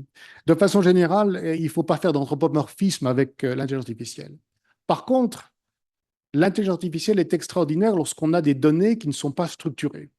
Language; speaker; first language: French; native; French